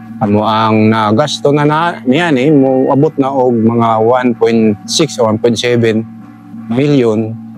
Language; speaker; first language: Cebuano; non-native, local second language; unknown